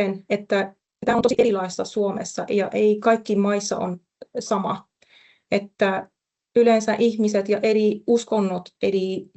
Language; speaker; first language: Finnish; non-native, fluent; Persian